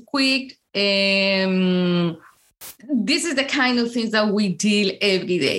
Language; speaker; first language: English; non-native, fluent; Spanish